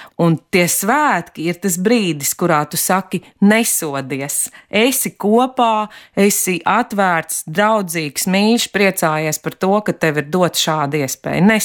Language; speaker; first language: Latvian; native; Latvian